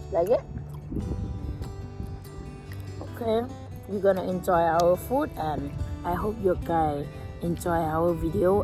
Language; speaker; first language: English; non-native, learner; Thai